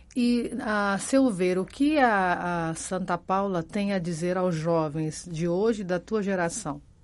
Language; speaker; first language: Portuguese; native; Portuguese